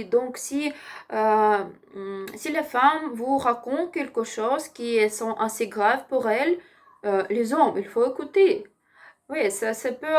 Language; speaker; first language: French; non-native, learner; Ukrainian